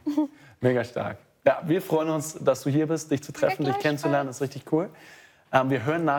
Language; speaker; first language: German; native; German